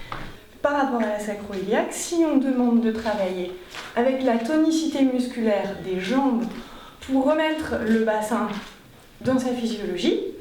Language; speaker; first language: French; native; French